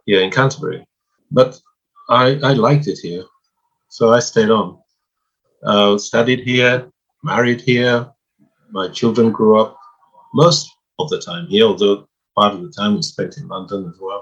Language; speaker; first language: English; non-native, local second language; Swahili